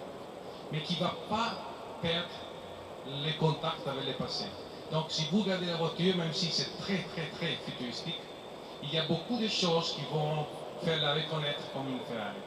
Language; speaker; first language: French; non-native, fluent; Italian